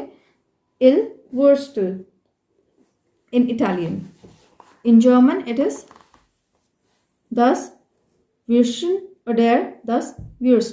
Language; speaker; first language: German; non-native, fluent; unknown